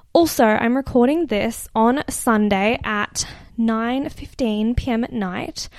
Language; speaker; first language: English; native; English